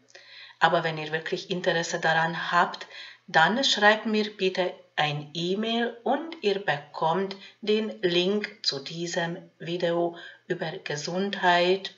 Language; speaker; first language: German; non-native, fluent; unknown